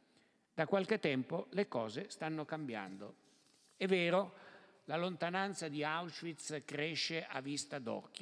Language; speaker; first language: Italian; native; Italian